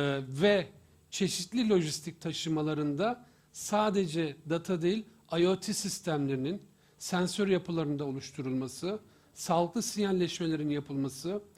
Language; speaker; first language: Turkish; native; Turkish